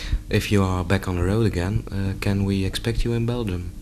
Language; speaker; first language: English; non-native, fluent; Dutch